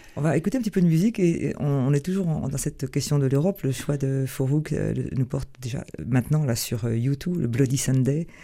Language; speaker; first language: French; native; French